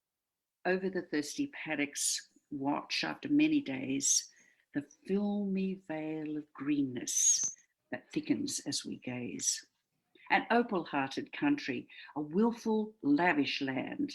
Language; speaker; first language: English; native; English